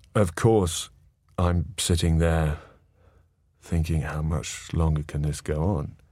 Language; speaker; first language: English; native; English